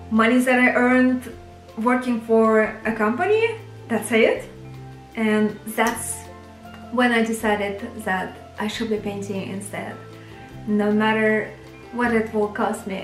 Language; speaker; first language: English; non-native, fluent; Russian